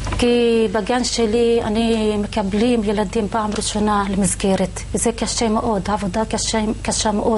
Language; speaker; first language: Hebrew; non-native, local second language; Arabic